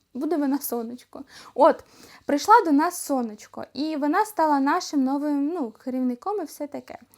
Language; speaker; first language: Ukrainian; non-native, local second language; Russian